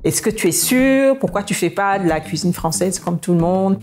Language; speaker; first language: French; native; French